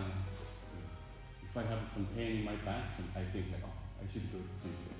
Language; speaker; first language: English; non-native, fluent; Korean